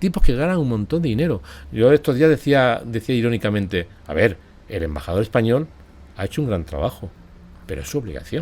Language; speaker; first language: Spanish; native; Spanish